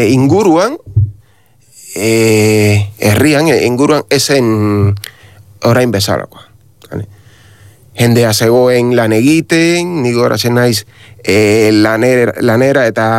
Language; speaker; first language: Basque; non-native, learner; Spanish